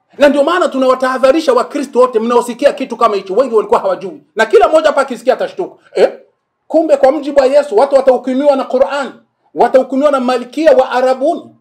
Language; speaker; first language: Swahili; native; Swahili